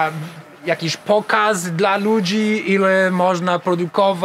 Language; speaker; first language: Polish; non-native, learner; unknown